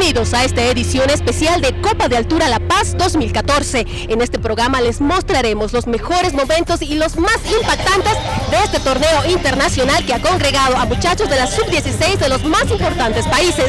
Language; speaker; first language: Spanish; native; Spanish